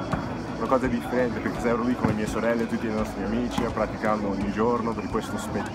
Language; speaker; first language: Italian; early bilingual, other home language; English